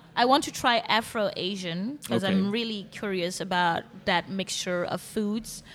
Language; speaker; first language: English; non-native, fluent; Dutch